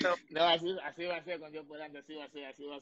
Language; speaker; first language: Spanish; native; Spanish